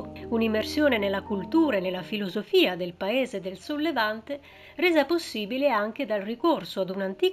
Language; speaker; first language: Italian; native; Italian